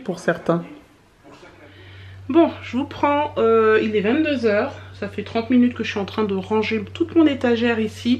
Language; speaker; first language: French; native; French